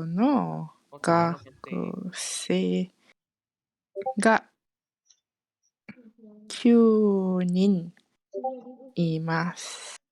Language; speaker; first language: Japanese; non-native, fluent; Malay